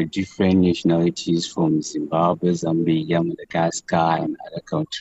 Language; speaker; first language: English; non-native, local second language; Southern Sotho